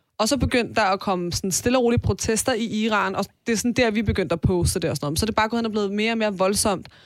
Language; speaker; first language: Danish; early bilingual, other home language; Persian